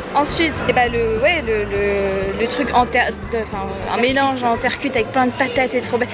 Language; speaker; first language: French; native; French